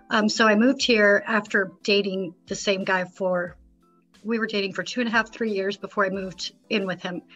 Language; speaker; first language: English; native; English